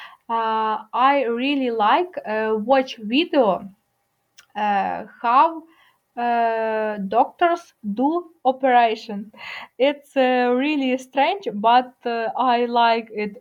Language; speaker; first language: English; non-native, learner; Ukrainian